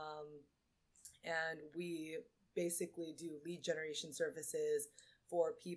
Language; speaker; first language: English; native; English